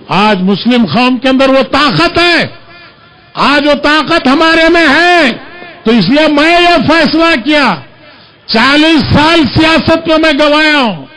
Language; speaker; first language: Urdu; native; Urdu